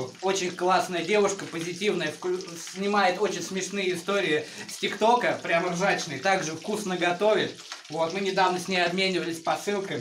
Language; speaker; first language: Russian; native; Russian